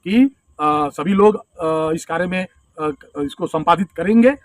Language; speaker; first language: Hindi; non-native, local second language; Bangla